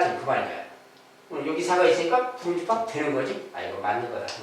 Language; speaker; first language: Korean; native; Korean